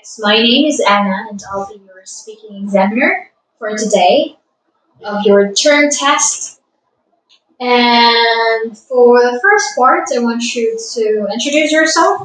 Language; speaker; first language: English; non-native, fluent; Vietnamese